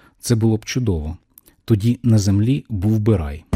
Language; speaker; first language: Ukrainian; non-native, fluent; Lithuanian